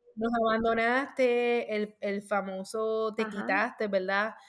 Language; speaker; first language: Spanish; native; Spanish